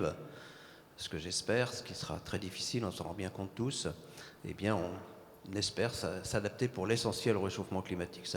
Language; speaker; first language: French; native; French